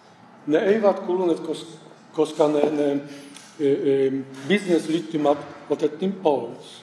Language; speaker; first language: Finnish; non-native, fluent; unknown